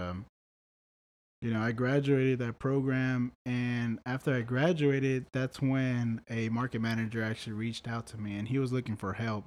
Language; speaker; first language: English; native; English